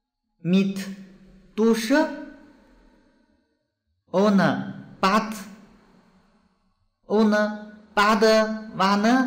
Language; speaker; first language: German; non-native, fluent; Chinese